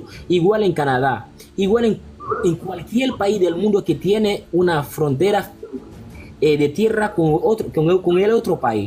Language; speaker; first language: Spanish; non-native, local second language; Haitian Creole